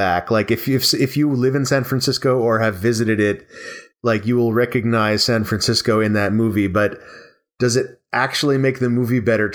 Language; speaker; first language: English; native; English